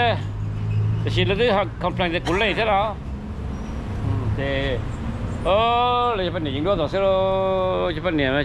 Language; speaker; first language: English; non-native, learner; Hmong